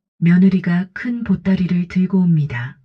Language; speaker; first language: Korean; native; Korean